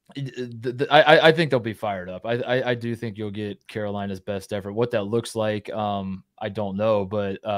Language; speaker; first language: English; native; English